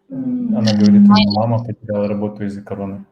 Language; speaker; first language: Russian; native; Russian